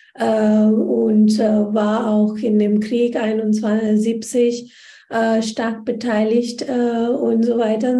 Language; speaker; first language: German; non-native, fluent; Hindi